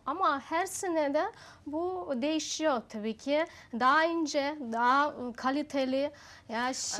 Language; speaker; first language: Turkish; non-native, learner; Russian